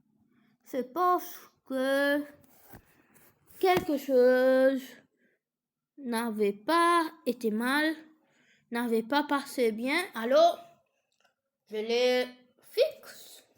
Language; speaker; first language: French; non-native, fluent; English